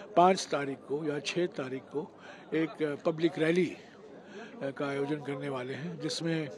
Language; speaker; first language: Hindi; non-native, local second language; Tamil